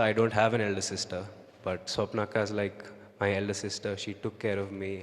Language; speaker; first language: English; non-native, local second language; Telugu